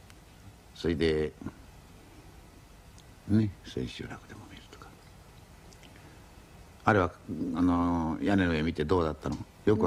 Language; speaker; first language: Japanese; native; Japanese